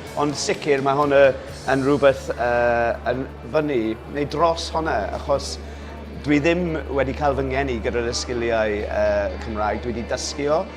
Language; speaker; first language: Welsh; non-native, local second language; English